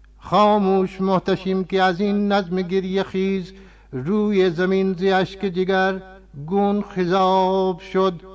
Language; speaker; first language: Persian; non-native, fluent; Urdu